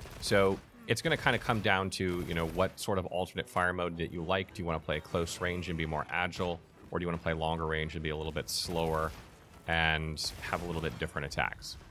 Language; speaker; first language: English; native; English